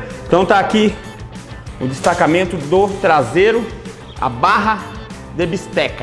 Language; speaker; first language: Portuguese; native; Portuguese